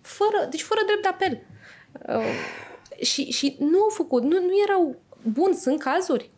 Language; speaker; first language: Romanian; native; Romanian